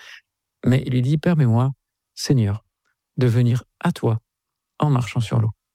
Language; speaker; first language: French; native; French